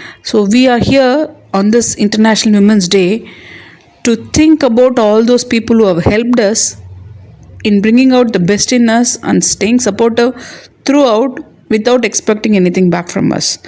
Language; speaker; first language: English; non-native, local second language; Tamil